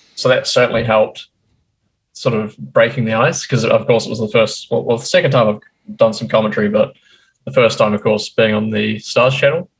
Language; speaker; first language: English; native; English